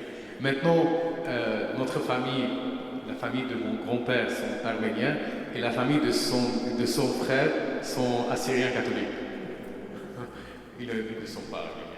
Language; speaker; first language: French; non-native, fluent; Armenian